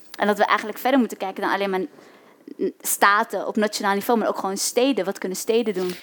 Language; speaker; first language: Dutch; early bilingual, other home language; Arabic